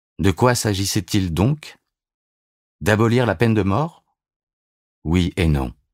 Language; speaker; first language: French; native; French